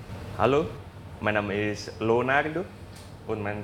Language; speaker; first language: German; non-native, learner; Indonesian